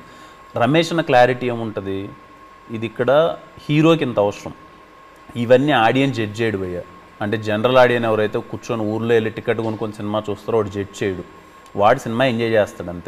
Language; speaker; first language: Telugu; native; Telugu